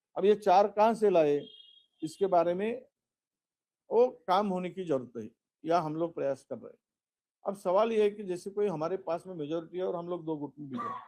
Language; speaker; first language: Hindi; non-native, local second language; Marathi